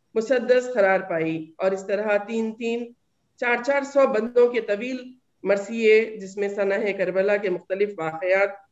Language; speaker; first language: Urdu; native; Urdu